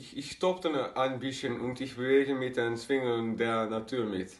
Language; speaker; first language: German; non-native, learner; Dutch